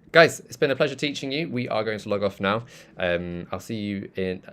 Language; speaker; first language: English; early bilingual, other home language; Tamil